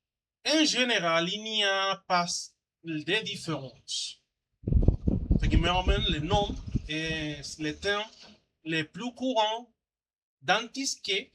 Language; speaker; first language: French; non-native, learner; Spanish